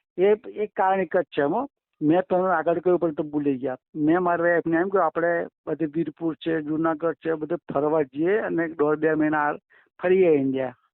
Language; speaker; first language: Gujarati; native; Gujarati